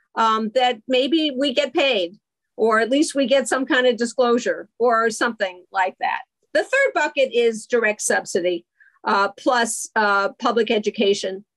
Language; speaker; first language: English; native; English